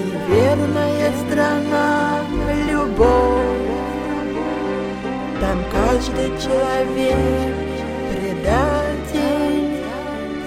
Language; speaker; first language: Russian; native; Russian